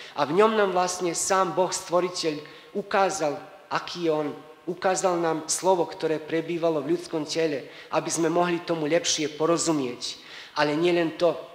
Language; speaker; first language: Slovak; native; Slovak